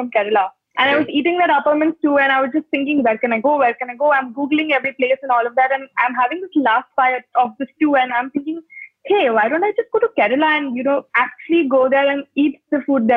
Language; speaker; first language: English; non-native, local second language; Hindi